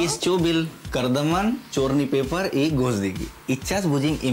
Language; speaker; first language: Russian; non-native, learner; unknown